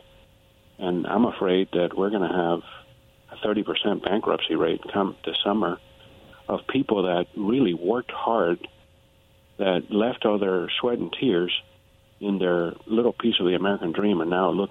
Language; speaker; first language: English; early bilingual, other home language; Spanish